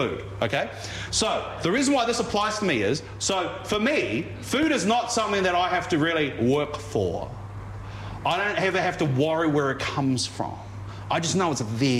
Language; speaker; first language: English; native; English